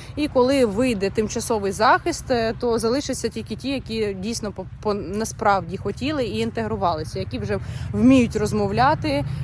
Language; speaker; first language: Ukrainian; non-native, local second language; Russian